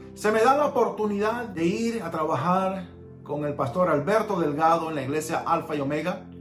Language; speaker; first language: Spanish; early bilingual, heritage; Spanish